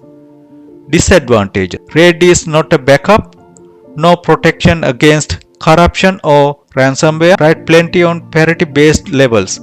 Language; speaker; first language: English; non-native, fluent; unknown